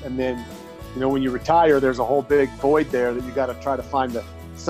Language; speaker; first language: English; native; English